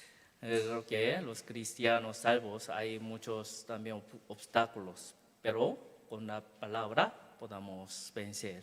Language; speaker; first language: Spanish; non-native, learner; Korean